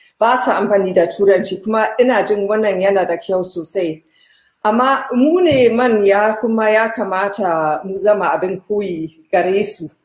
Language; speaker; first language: Hausa; non-native, fluent; German